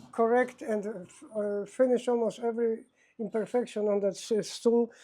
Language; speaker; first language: English; non-native, learner; Polish